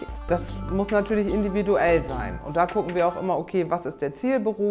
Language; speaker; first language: German; native; German